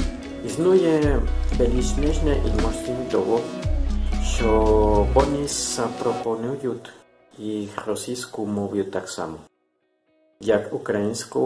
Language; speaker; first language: Ukrainian; non-native, learner; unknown